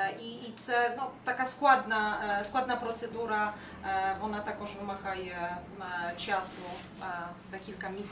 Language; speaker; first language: Ukrainian; non-native, fluent; Polish